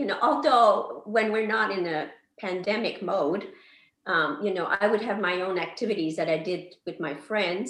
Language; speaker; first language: English; non-native, fluent; French